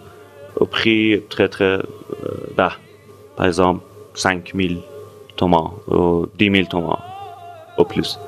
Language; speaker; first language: French; non-native, fluent; Persian